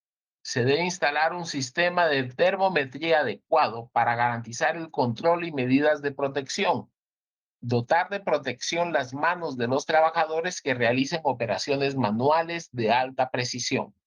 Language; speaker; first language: Spanish; native; Spanish